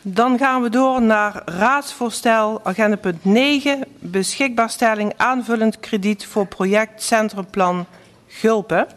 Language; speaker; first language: Dutch; native; Dutch